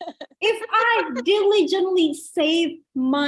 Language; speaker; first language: English; non-native, fluent; Indonesian